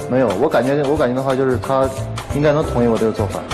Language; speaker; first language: Chinese; native; Chinese